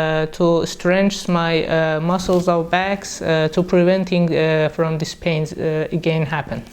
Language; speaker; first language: English; non-native, learner; Persian